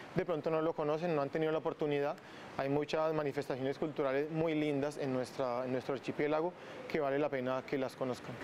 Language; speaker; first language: Spanish; non-native, local second language; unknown